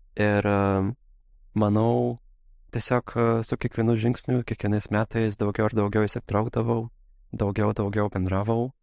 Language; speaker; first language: Lithuanian; non-native, fluent; Russian